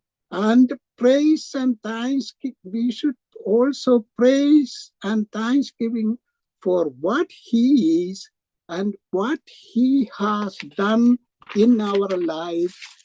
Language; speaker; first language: English; non-native, local second language; Malayalam